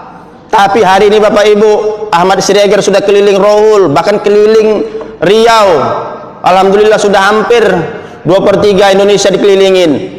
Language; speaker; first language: Indonesian; native; Indonesian